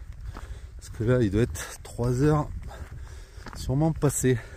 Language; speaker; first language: French; native; French